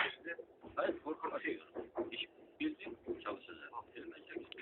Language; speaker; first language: Turkish; non-native, learner; Kazakh